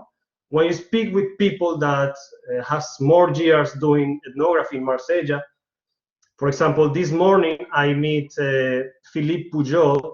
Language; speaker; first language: English; non-native, learner; Spanish